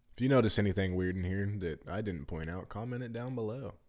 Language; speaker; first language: English; native; English